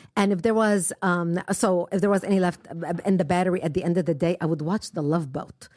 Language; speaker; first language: English; non-native, fluent; Arabic